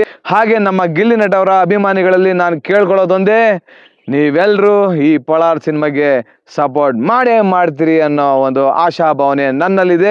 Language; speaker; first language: Kannada; native; Kannada